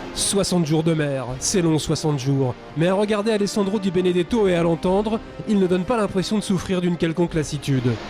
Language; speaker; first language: French; native; French